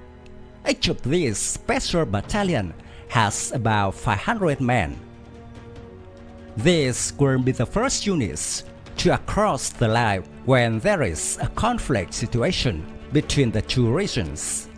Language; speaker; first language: English; non-native, fluent; Vietnamese